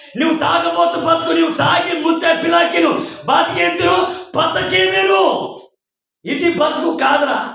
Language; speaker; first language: Telugu; non-native, local second language; Koya